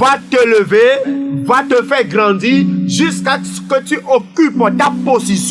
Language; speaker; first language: French; non-native, local second language; Ewe